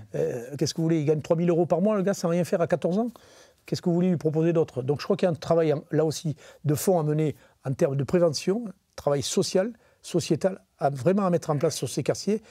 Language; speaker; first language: French; native; French